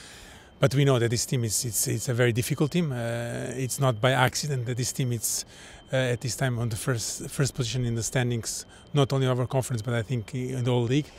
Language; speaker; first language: English; non-native, fluent; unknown